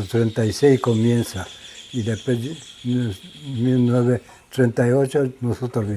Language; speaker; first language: Spanish; non-native, learner; Japanese